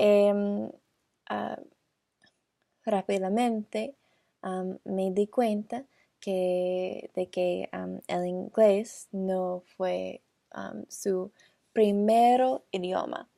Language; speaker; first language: Spanish; non-native, learner; English